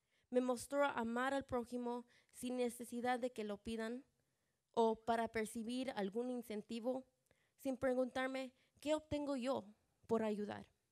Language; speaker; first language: Spanish; early bilingual, other home language; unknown